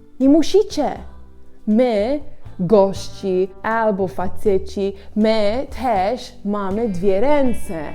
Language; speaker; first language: Polish; non-native, learner; English